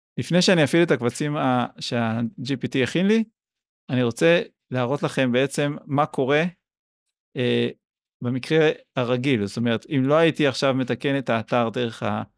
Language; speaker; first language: Hebrew; native; Hebrew